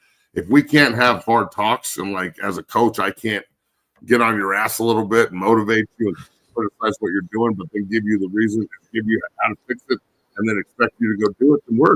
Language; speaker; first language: English; native; English